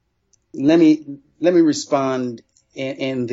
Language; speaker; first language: English; native; English